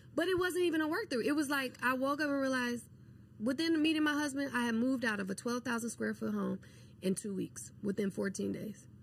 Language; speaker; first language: English; native; English